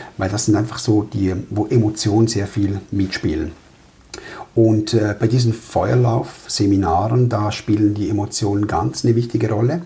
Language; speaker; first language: German; early bilingual, other home language; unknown